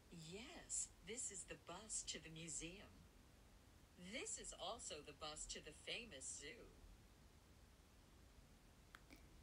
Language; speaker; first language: English; non-native, learner; Japanese